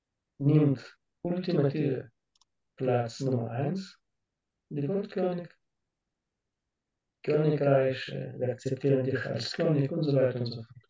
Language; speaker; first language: German; non-native, learner; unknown